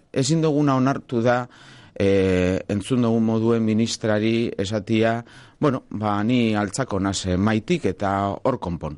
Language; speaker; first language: Basque; non-native, local second language; Spanish